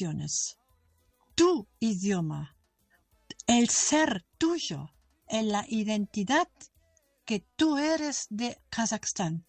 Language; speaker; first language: Spanish; non-native, fluent; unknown